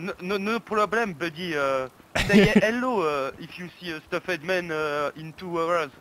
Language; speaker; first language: English; non-native, learner; French